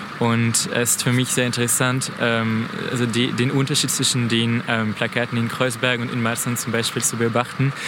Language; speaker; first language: German; non-native, fluent; French